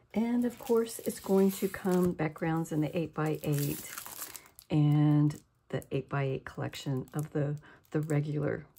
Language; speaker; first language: English; native; English